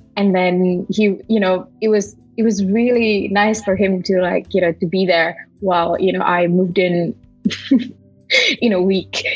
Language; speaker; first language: English; non-native, fluent; Malay